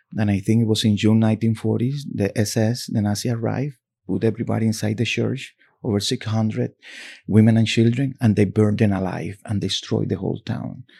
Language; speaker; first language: English; non-native, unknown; Spanish